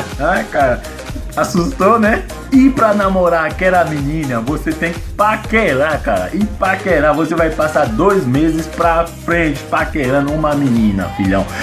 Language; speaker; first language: Portuguese; non-native, fluent; Haitian Creole